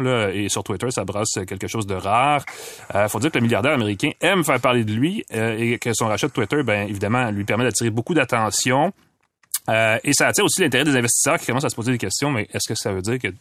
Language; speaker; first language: French; native; French